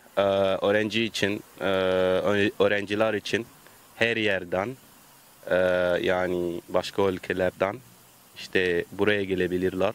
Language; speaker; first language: Turkish; non-native, learner; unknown